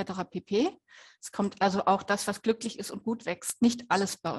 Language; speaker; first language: German; native; German